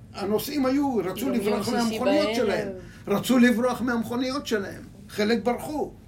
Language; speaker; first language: Hebrew; early bilingual, other home language; Hungarian